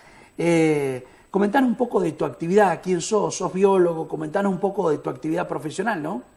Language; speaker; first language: Spanish; native; Spanish